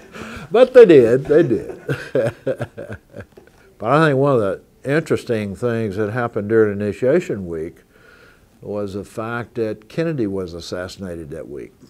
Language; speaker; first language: English; native; English